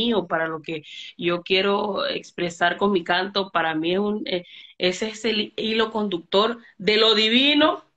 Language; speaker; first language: Spanish; native; Spanish